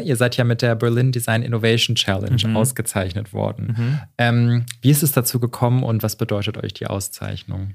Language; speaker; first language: German; native; German